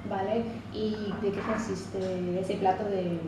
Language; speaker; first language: Spanish; non-native, fluent; English